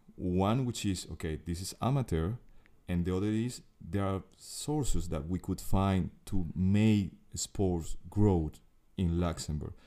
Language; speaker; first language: English; non-native, fluent; Spanish